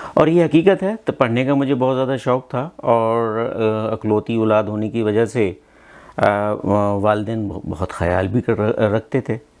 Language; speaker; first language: Hindi; non-native, local second language; Punjabi